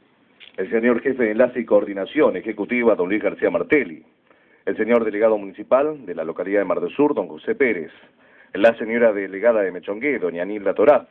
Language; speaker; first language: Spanish; native; Spanish